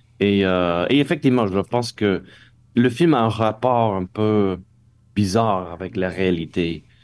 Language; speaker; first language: French; non-native, local second language; English